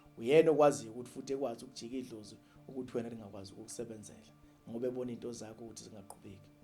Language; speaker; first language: Zulu; native; Zulu